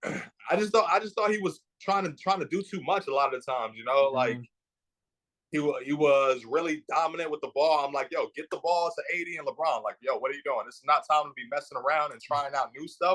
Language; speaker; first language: English; native; English